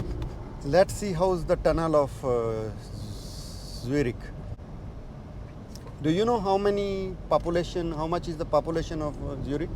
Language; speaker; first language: English; non-native, learner; Hindi